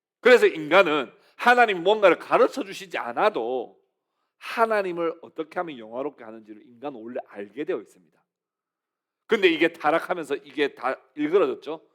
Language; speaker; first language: Korean; native; Korean